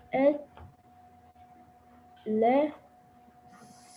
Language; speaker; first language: French; non-native, learner; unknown